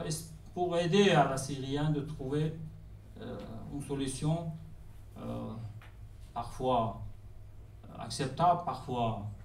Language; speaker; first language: French; non-native, fluent; Persian